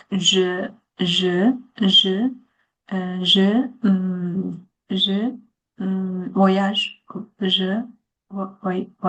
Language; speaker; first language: French; non-native, learner; Chinese